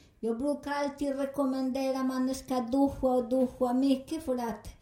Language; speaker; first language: Swedish; non-native, learner; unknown